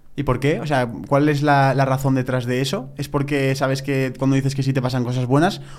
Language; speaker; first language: Spanish; native; Spanish